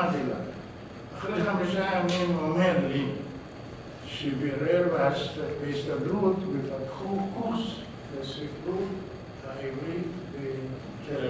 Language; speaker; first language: Hebrew; non-native, fluent; Arabic